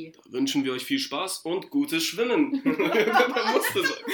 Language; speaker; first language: German; native; German